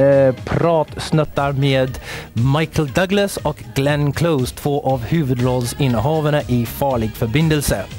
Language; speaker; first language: Swedish; native; Swedish